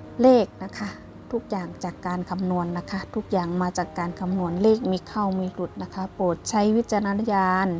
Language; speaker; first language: Thai; non-native, local second language; Northeastern Thai